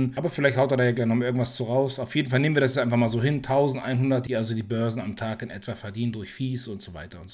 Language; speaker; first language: German; native; German